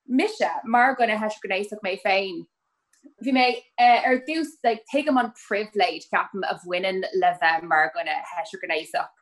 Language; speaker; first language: Irish; native; Irish